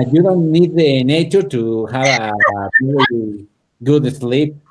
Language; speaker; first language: English; non-native, learner; Spanish